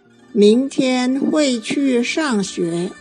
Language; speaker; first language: Chinese; non-native, fluent; Indonesian